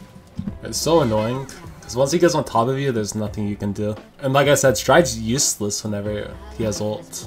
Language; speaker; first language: English; native; English